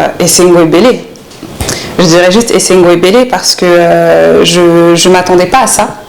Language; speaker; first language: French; early bilingual, other home language; Lingala